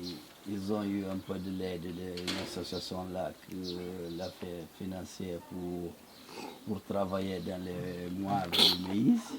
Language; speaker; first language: French; non-native, learner; Portuguese